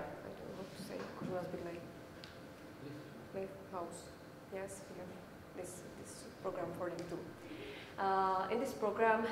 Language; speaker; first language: English; non-native, learner; Czech